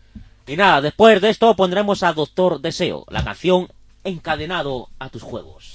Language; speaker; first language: Spanish; native; Spanish